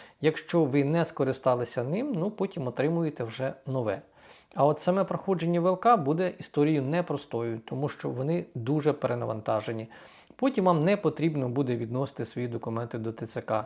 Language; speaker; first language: Ukrainian; native; Ukrainian